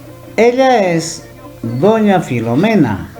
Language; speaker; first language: Spanish; non-native, local second language; Quechua